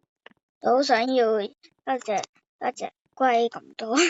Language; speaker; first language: Chinese; early bilingual, heritage; Cantonese